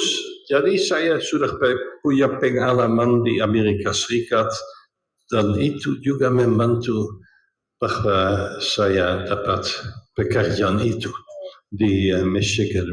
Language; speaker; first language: Indonesian; non-native, fluent; Dutch